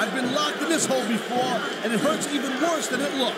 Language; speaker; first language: English; native; English